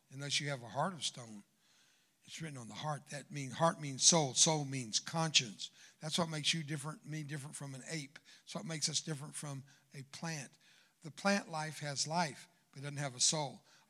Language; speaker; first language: English; early bilingual, other home language; Spanish